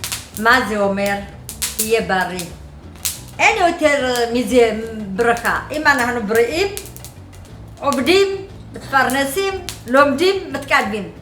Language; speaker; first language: Hebrew; non-native, fluent; Amharic